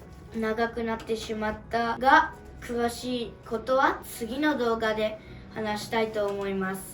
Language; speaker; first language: Japanese; early bilingual, other home language; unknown